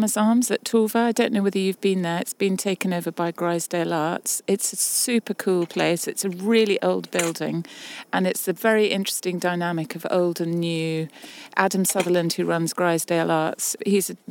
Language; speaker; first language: English; native; English